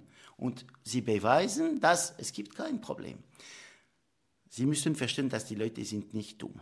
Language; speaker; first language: German; non-native, local second language; French